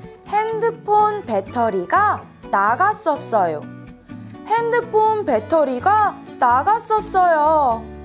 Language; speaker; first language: Korean; native; Korean